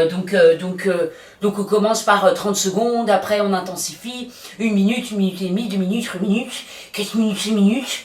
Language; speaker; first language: French; native; French